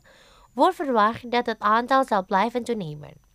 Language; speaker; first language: Dutch; non-native, learner; Indonesian